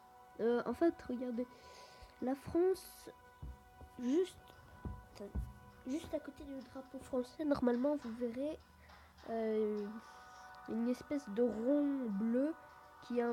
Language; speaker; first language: French; native; French